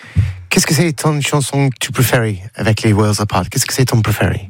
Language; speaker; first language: French; non-native, learner; English